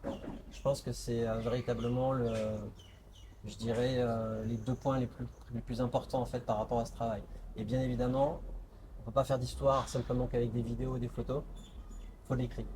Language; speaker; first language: French; native; French